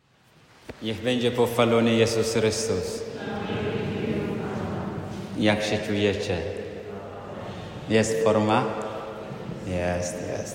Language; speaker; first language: Polish; non-native, fluent; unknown